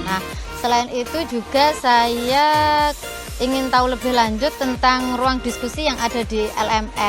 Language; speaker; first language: Indonesian; native; Indonesian